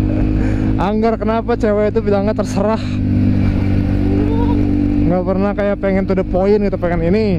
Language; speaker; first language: Indonesian; native; Indonesian